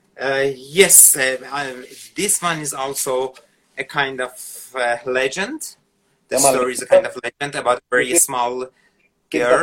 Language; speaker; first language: English; non-native, fluent; Persian